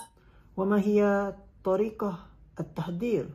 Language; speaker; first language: Arabic; non-native, learner; English